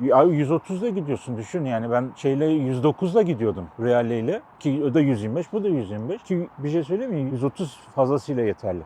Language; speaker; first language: Turkish; native; Turkish